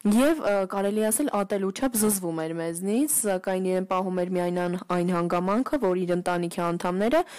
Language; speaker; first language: Armenian; early bilingual, heritage; Turkish